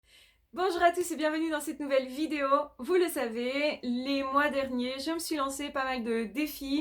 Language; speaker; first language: French; native; French